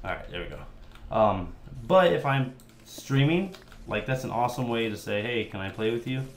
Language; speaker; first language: English; native; English